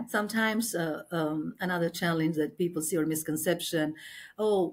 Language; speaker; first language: English; non-native, fluent; Albanian